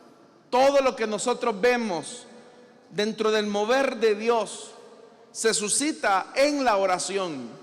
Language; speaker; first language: Spanish; native; Spanish